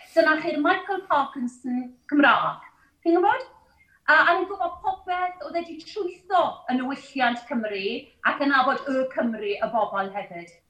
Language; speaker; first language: Welsh; non-native, local second language; English